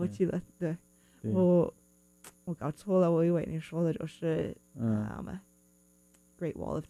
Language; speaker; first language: Chinese; non-native, fluent; English